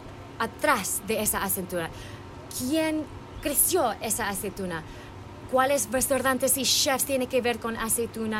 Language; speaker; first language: Spanish; early bilingual, heritage; English